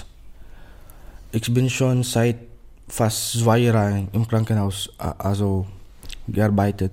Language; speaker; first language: German; non-native, learner; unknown